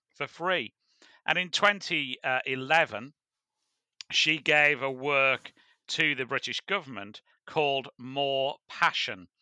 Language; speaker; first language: English; native; English